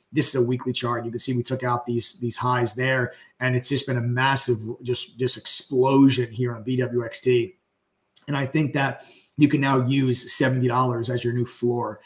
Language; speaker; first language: English; native; English